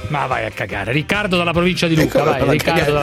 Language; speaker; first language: Italian; native; Italian